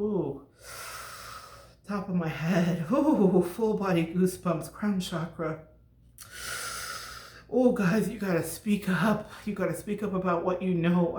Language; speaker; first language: English; native; English